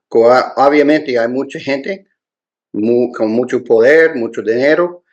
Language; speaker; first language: Spanish; non-native, learner; English